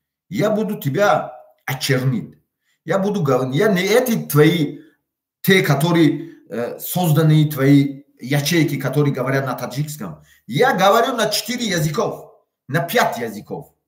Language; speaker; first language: Russian; non-native, local second language; Tajik